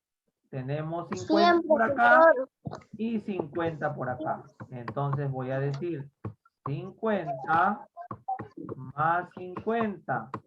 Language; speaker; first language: Spanish; native; Spanish